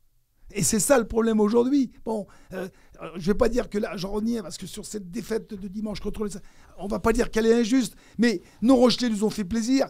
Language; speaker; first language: French; native; French